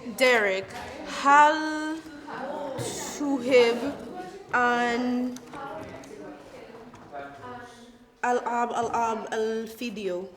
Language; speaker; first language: Arabic; non-native, learner; English